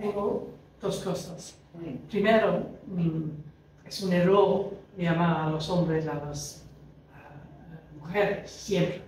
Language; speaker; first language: Spanish; non-native, fluent; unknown